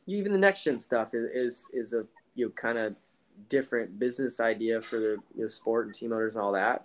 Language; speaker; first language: English; native; English